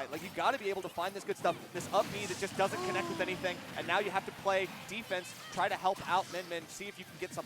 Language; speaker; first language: English; native; English